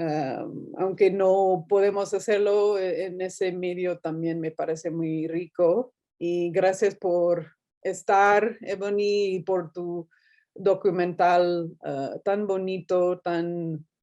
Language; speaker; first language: Spanish; non-native, fluent; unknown